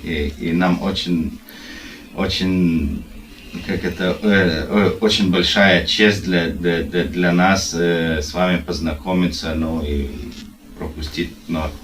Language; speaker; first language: Russian; non-native, learner; Lithuanian